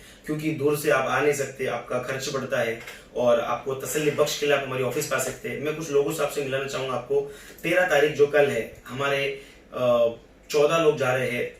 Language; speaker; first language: Hindi; native; Hindi